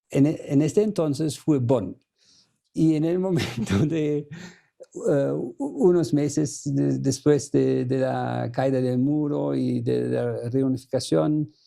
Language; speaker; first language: Spanish; non-native, fluent; German